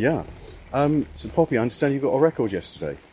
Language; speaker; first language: English; native; English